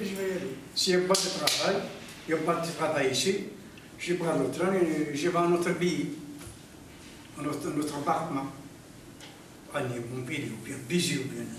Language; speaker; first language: French; non-native, learner; Arabic